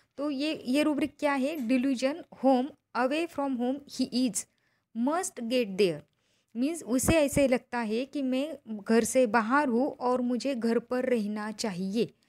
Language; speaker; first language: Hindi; non-native, local second language; Marathi